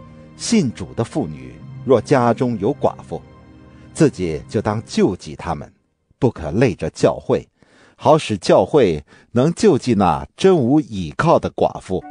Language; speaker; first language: Chinese; native; Chinese